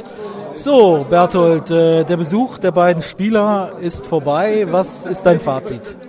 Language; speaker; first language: German; native; German